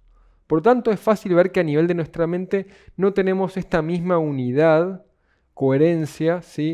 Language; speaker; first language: Spanish; native; Spanish